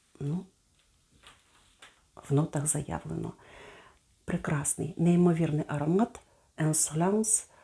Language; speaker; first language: Ukrainian; native; Ukrainian